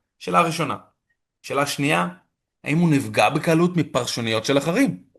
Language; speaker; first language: Hebrew; non-native, fluent; English